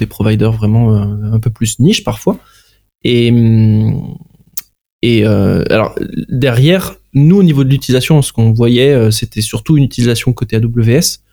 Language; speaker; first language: French; native; French